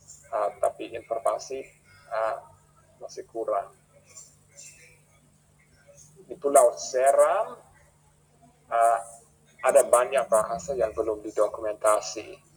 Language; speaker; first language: Indonesian; non-native, fluent; English